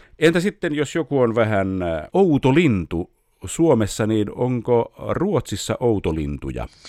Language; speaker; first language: Finnish; native; Finnish